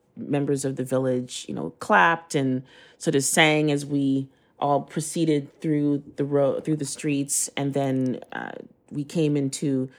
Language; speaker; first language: English; native; English